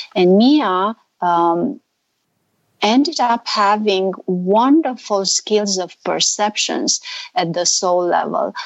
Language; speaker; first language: English; non-native, fluent; Romanian